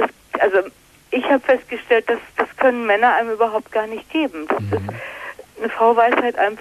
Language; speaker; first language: German; native; German